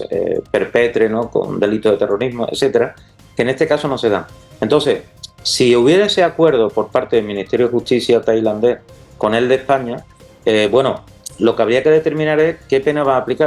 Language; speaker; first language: Spanish; native; Spanish